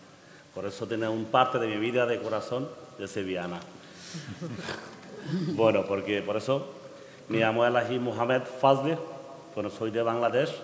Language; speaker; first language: Spanish; non-native, learner; Bangla